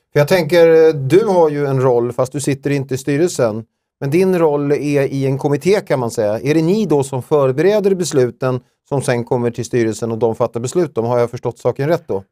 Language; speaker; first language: Swedish; native; Swedish